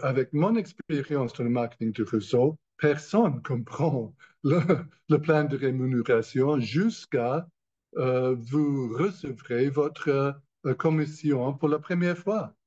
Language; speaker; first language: French; non-native, learner; English